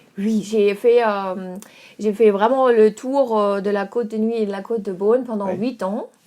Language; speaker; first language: French; non-native, fluent; German